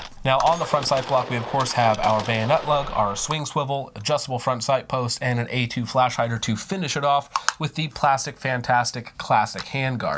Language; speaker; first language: English; native; English